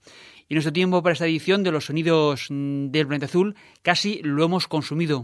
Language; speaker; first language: Spanish; native; Spanish